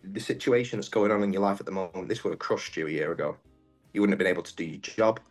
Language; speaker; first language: English; native; English